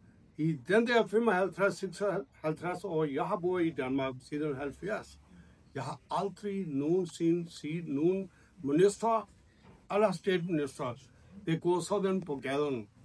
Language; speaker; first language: Danish; non-native, learner; Urdu